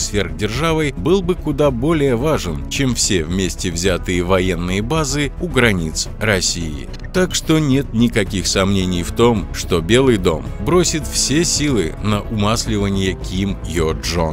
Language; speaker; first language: Russian; native; Russian